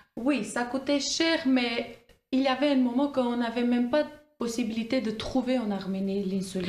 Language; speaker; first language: French; non-native, fluent; Armenian